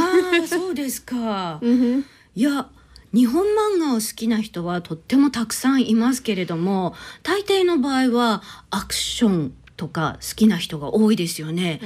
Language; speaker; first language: Japanese; native; Japanese